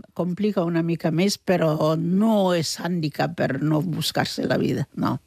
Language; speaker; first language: Catalan; non-native, fluent; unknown